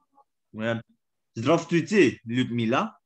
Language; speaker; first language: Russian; non-native, learner; Indonesian